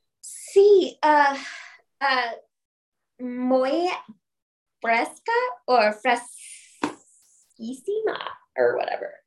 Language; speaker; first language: Spanish; non-native, learner; English